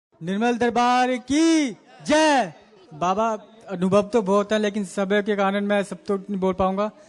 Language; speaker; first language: Hindi; native; Hindi